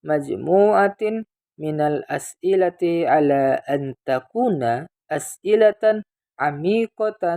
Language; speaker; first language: Arabic; non-native, learner; Indonesian